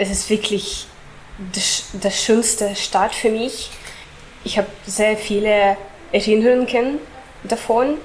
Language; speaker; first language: German; non-native, fluent; Ukrainian